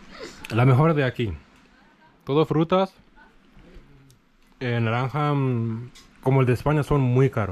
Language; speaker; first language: Spanish; non-native, learner; Swahili